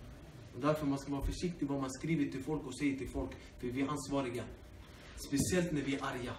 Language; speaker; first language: Swedish; early bilingual, other home language; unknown